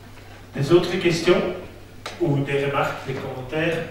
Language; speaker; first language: French; non-native, local second language; Dutch